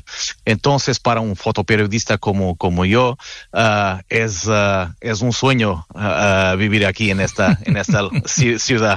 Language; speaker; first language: Spanish; non-native, fluent; Portuguese